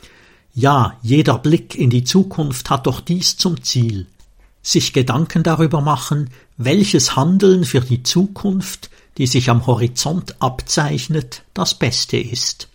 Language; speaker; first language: German; native; German